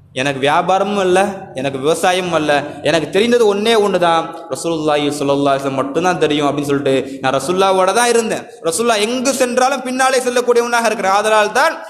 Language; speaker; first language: Tamil; native; Tamil